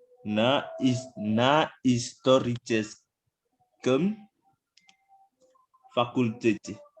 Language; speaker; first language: Russian; non-native, learner; Indonesian